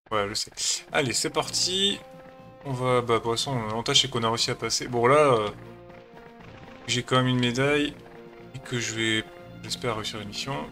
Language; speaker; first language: French; native; French